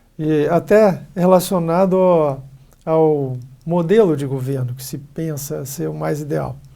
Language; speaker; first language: Portuguese; native; Portuguese